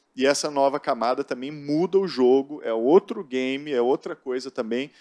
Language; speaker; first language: Portuguese; native; Portuguese